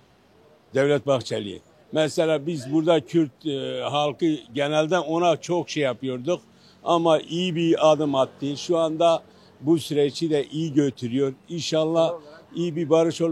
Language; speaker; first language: Turkish; non-native, local second language; Kurdish